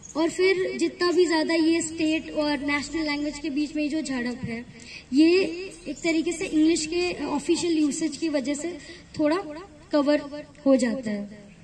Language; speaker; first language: Hindi; native; Hindi